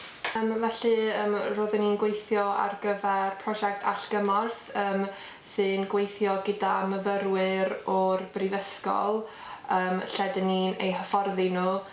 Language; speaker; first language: Welsh; native; Welsh